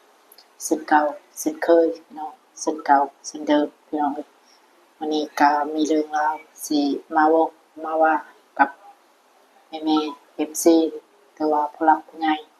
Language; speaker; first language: Thai; non-native, local second language; Lao